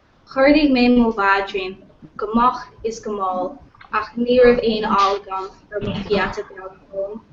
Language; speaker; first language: Irish; non-native, local second language; English